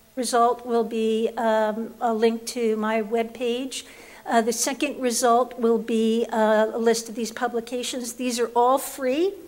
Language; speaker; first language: English; native; English